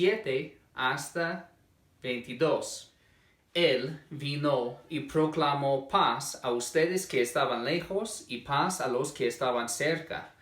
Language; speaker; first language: Spanish; non-native, fluent; English